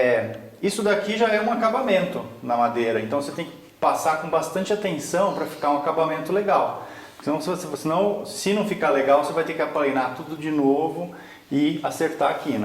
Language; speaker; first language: Portuguese; native; Portuguese